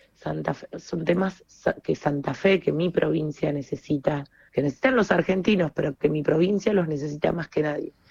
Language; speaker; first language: Spanish; native; Spanish